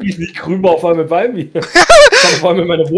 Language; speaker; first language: German; native; German